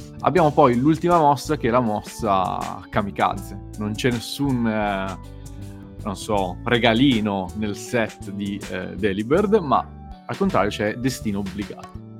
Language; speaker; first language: Italian; native; Italian